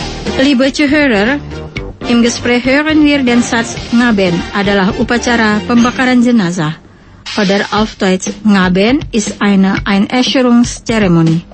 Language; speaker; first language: German; non-native, local second language; Indonesian